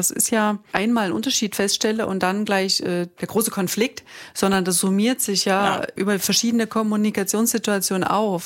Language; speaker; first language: German; native; German